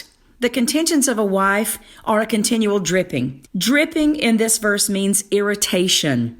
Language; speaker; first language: English; native; English